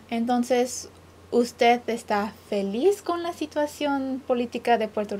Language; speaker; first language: Spanish; early bilingual, other home language; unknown